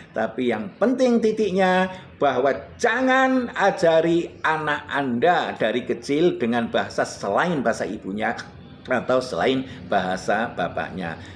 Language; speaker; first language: Indonesian; non-native, local second language; Javanese